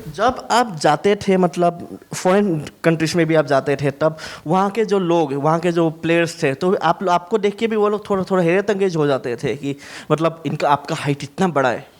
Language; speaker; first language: Hindi; non-native, local second language; Assamese